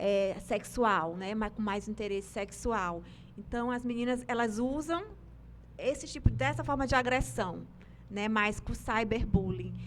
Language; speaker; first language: Portuguese; native; Portuguese